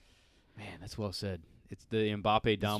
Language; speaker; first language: English; native; English